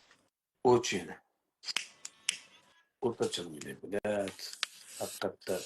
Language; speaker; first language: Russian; non-native, learner; Uzbek